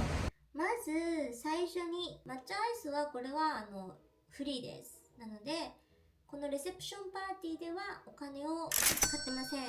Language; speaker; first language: Japanese; native; Japanese